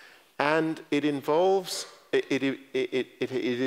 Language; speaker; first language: English; native; English